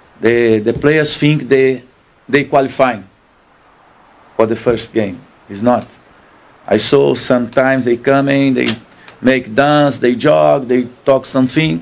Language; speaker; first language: English; non-native, learner; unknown